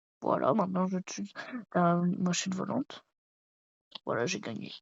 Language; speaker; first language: French; native; French